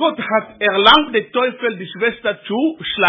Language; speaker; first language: German; non-native, learner; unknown